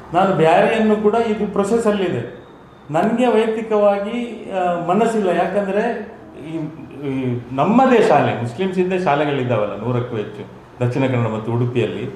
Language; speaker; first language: Kannada; non-native, local second language; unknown